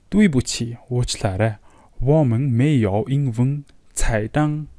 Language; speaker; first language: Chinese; non-native, learner; Mongolian